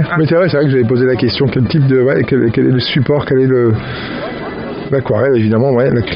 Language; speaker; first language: French; native; French